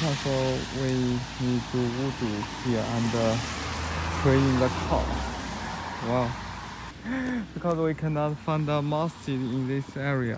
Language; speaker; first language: English; non-native, learner; Chinese